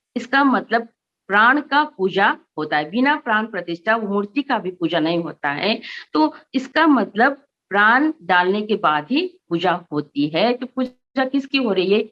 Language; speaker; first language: Hindi; non-native, local second language; Nepali